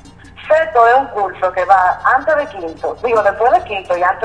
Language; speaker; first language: Spanish; native; Spanish